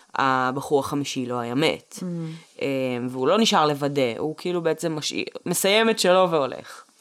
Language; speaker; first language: Hebrew; early bilingual, other home language; Russian